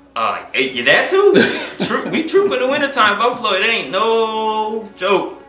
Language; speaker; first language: English; native; English